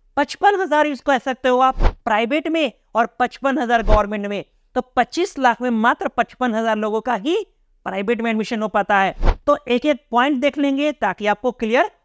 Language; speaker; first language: Hindi; native; Hindi